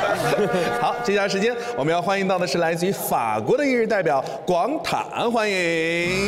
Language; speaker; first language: Chinese; native; Chinese